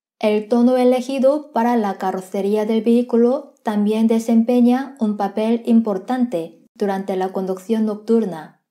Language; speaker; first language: Spanish; non-native, fluent; Korean